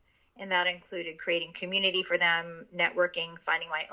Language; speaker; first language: English; early bilingual, other home language; Japanese